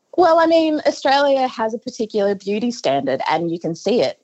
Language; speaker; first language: English; native; English